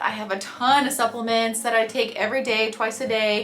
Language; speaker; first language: English; native; English